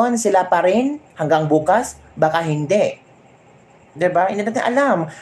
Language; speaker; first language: Filipino; non-native, local second language; Hiligaynon